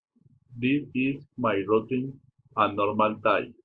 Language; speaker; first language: English; non-native, learner; Spanish